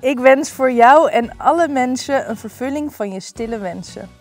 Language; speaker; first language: Dutch; native; Dutch